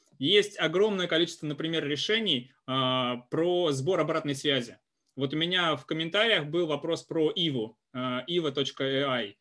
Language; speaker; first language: Russian; native; Russian